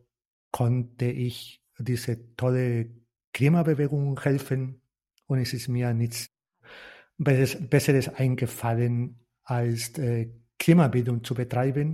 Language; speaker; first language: German; non-native, fluent; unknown